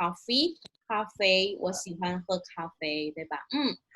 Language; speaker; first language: Chinese; non-native, fluent; Indonesian